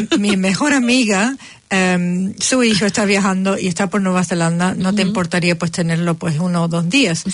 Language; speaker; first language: Spanish; native; Spanish